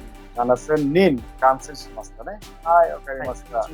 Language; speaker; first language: Japanese; non-native, fluent; Bangla